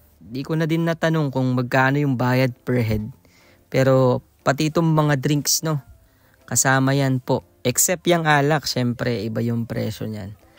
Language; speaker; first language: Filipino; non-native, local second language; Iloko